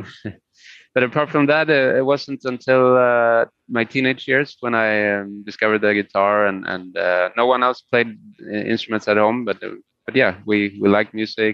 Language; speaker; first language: English; non-native, fluent; Spanish